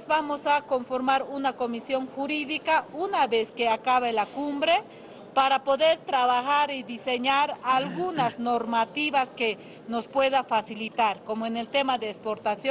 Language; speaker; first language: Spanish; native; Spanish